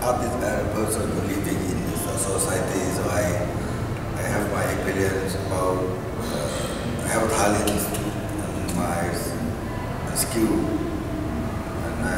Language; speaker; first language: English; non-native, learner; Thai